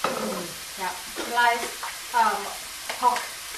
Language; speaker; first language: English; non-native, learner; Thai